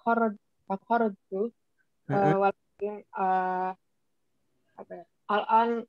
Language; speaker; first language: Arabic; non-native, learner; Indonesian